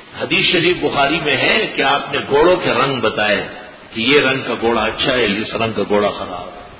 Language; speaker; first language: Urdu; non-native, local second language; Pashto